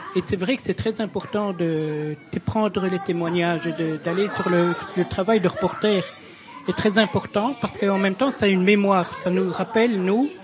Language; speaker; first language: French; native; French